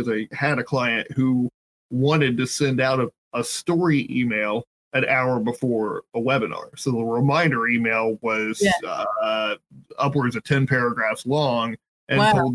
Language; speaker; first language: English; native; English